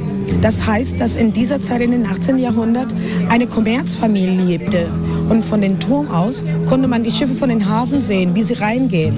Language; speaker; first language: German; non-native, fluent; Spanish